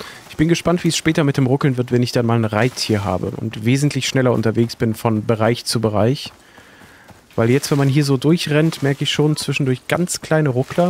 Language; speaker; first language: German; native; German